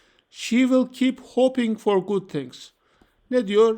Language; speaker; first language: English; non-native, fluent; Turkish